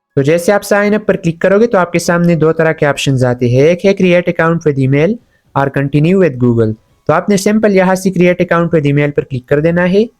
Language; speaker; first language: Urdu; non-native, local second language; Punjabi